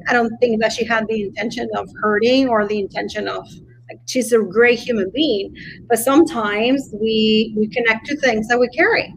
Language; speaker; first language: English; non-native, fluent; Spanish